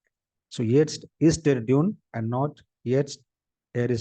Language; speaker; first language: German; non-native, fluent; Hindi